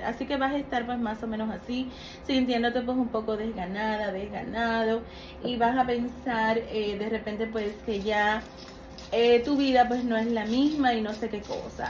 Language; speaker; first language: Spanish; native; Spanish